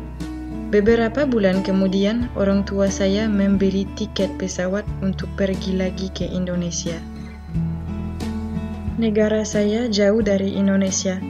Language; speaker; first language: Indonesian; non-native, fluent; French